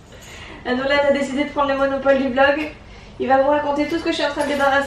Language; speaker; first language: French; native; French